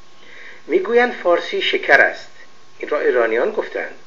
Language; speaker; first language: Persian; native; Persian